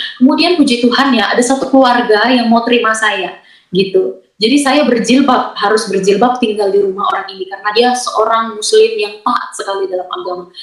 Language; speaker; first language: Indonesian; native; Indonesian